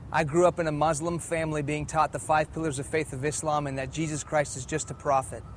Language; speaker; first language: English; early bilingual, other home language; Persian